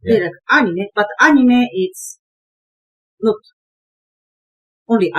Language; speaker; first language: English; non-native, learner; Japanese